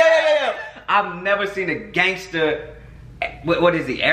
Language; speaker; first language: English; native; English